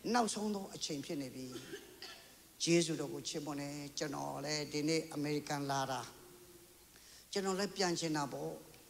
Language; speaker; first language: Burmese; non-native, local second language; S'gaw Karen